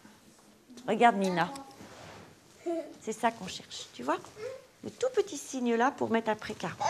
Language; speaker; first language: French; native; French